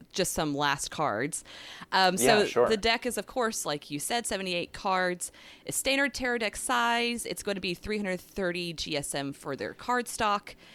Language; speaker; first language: English; native; English